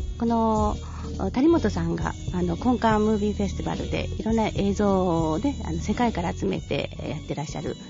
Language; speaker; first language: Japanese; native; Japanese